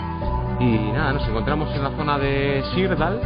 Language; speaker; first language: Spanish; native; Spanish